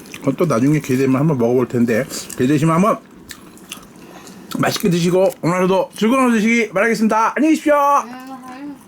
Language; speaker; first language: Korean; native; Korean